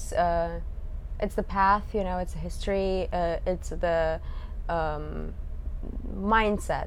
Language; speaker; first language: English; non-native, fluent; Russian